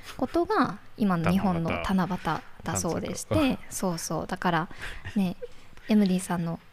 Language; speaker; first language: Japanese; native; Japanese